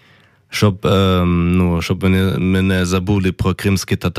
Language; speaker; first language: Ukrainian; non-native, learner; German